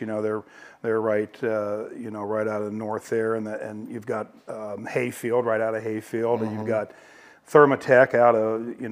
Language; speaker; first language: English; native; English